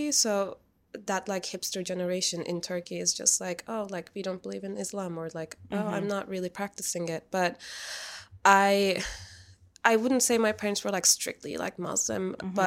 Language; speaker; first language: English; non-native, fluent; Turkish